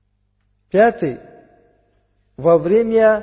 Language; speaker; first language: Russian; non-native, learner; Uzbek